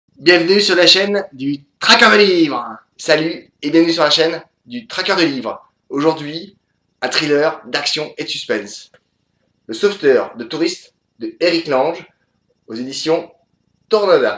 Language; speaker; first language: French; native; French